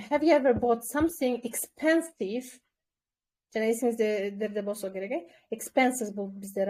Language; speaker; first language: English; non-native, fluent; Kyrgyz